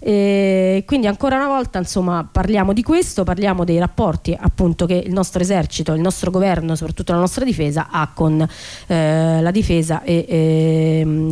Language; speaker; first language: Italian; native; Italian